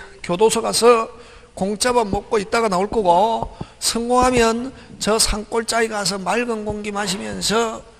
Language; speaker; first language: Korean; native; Korean